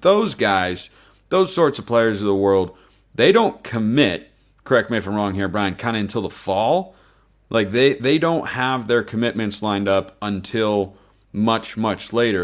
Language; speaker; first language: English; native; English